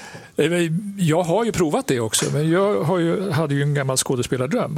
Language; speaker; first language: Swedish; native; Swedish